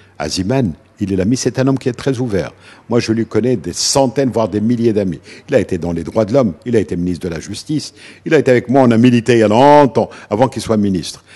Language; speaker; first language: French; non-native, local second language; Arabic